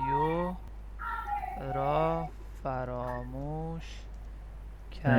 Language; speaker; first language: Persian; non-native, fluent; Urdu